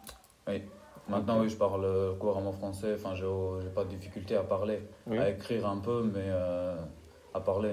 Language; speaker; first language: French; non-native, fluent; Albanian